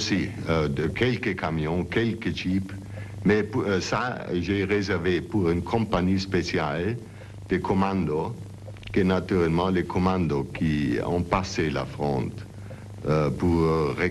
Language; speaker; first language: French; non-native, learner; German